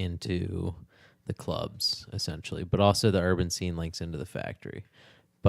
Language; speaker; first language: English; native; English